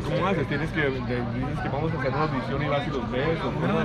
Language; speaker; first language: Spanish; native; Spanish